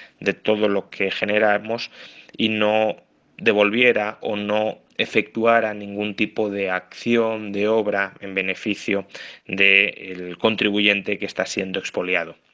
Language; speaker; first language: Spanish; native; Spanish